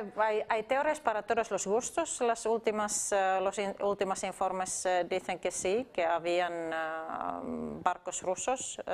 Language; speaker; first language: Spanish; non-native, fluent; Finnish